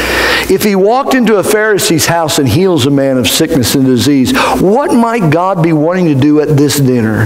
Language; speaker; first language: English; native; English